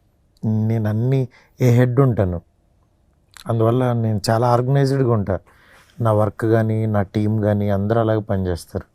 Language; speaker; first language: Telugu; native; Telugu